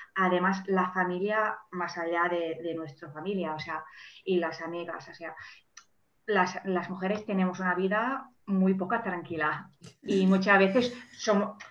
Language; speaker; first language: Spanish; non-native, fluent; English